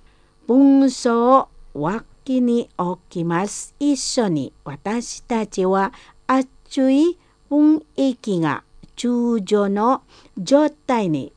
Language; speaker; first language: Japanese; non-native, fluent; Indonesian